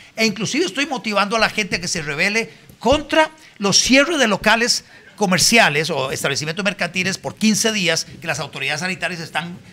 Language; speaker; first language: Spanish; native; Spanish